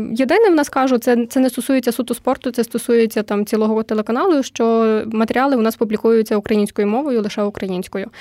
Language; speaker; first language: Ukrainian; native; Ukrainian